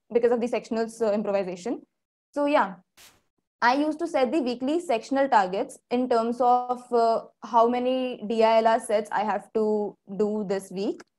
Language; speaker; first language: English; non-native, local second language; Hindi